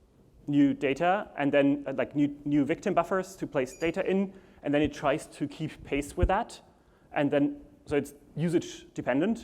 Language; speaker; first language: English; non-native, fluent; German